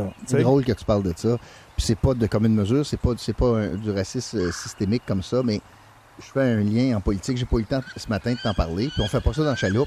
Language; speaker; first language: French; native; French